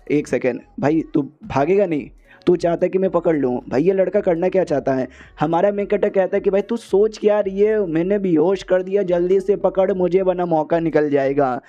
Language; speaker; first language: Hindi; native; Hindi